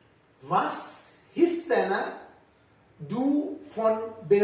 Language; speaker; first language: German; non-native, learner; Sinhala